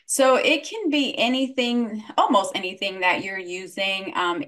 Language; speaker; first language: English; native; English